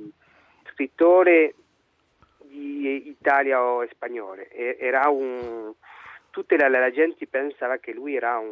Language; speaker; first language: Italian; non-native, learner; French